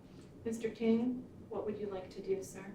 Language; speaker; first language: English; native; English